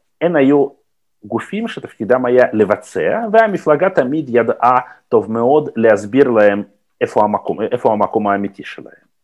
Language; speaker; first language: Hebrew; non-native, fluent; Russian